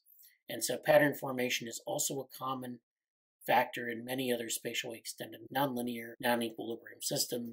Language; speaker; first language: English; native; English